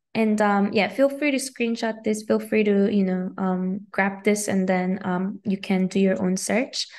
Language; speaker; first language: English; native; English